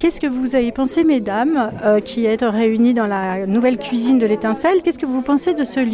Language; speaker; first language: French; native; French